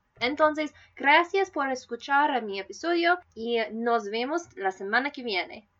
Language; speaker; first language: Spanish; non-native, learner; English